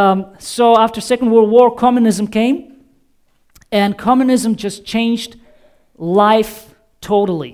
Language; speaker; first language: English; non-native, fluent; Bulgarian